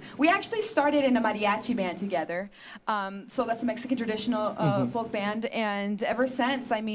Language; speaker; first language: English; native; English